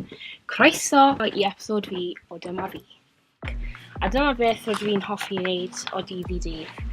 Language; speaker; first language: Welsh; non-native, local second language; English